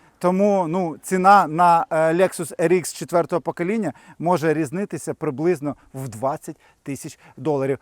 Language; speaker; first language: Ukrainian; non-native, local second language; Russian